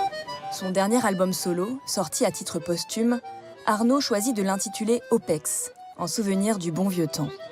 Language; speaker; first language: French; native; French